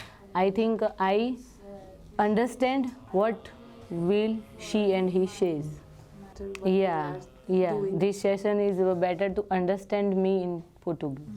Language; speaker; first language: English; non-native, learner; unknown